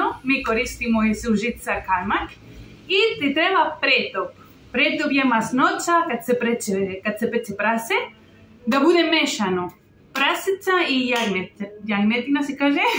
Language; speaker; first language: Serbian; non-native, learner; Spanish